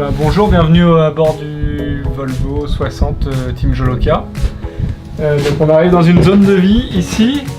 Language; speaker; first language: French; native; French